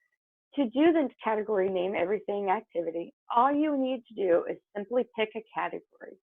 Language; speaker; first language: English; native; English